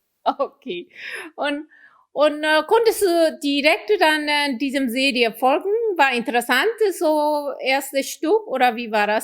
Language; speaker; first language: German; non-native, fluent; Korean